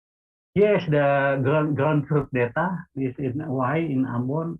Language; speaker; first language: English; non-native, fluent; Indonesian